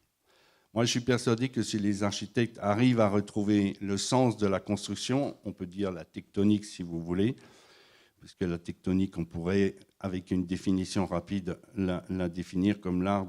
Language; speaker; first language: French; native; French